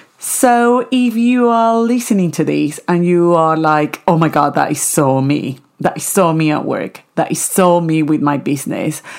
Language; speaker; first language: English; non-native, fluent; Spanish